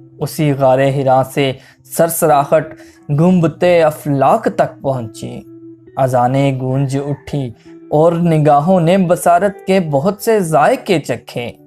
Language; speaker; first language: Urdu; non-native, local second language; Punjabi